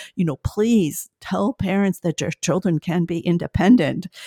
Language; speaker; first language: English; non-native, fluent; French